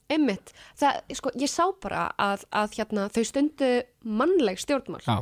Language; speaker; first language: Icelandic; early bilingual, other home language; Kurdish